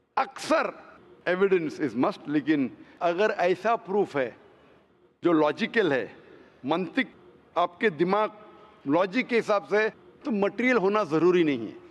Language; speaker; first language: Hindi; non-native, local second language; Konkani